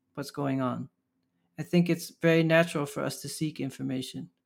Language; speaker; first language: English; early bilingual, other home language; Dutch